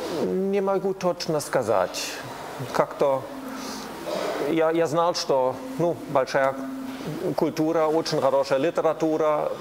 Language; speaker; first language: Russian; non-native, learner; German